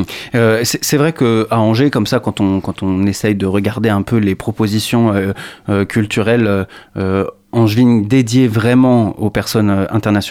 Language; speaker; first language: French; native; French